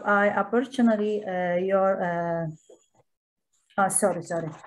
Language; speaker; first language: English; non-native, learner; Arabic